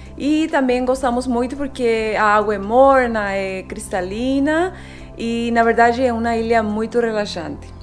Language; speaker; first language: Portuguese; non-native, fluent; Spanish